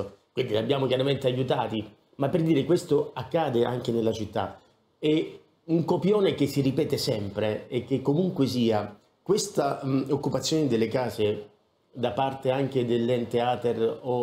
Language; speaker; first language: Italian; native; Italian